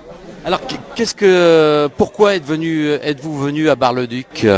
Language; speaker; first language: French; native; French